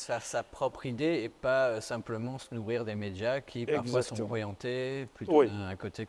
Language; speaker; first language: French; native; French